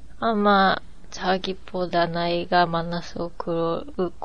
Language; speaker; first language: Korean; non-native, learner; Japanese